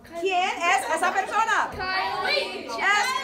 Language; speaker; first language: Spanish; non-native, fluent; English